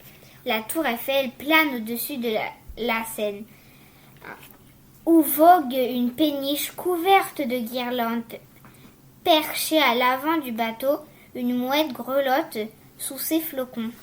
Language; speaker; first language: French; native; French